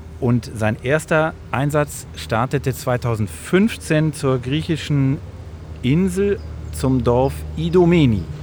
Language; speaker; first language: German; native; German